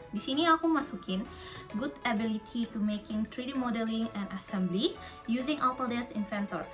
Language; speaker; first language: English; non-native, fluent; Indonesian